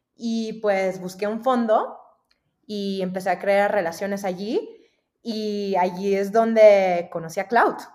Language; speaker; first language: Spanish; early bilingual, heritage; Spanish